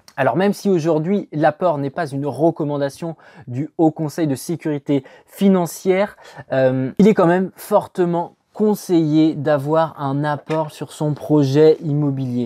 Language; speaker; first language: French; native; French